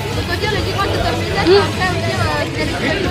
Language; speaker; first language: French; native; French